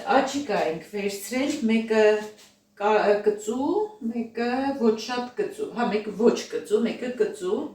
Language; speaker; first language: Armenian; native; Armenian